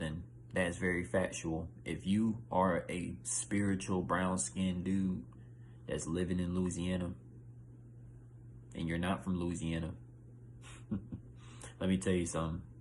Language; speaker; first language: English; native; English